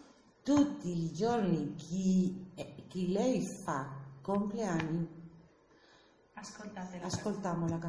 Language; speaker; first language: Italian; non-native, learner; Spanish